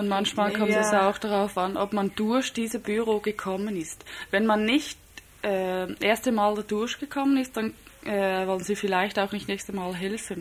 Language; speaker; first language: German; non-native, fluent; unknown